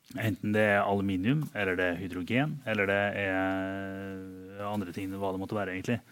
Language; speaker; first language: Norwegian; native; Norwegian